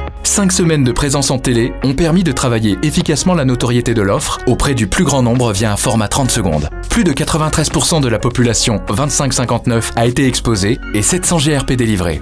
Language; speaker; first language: French; native; French